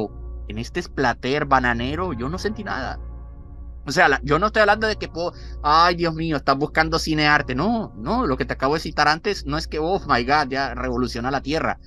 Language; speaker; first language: Spanish; native; Spanish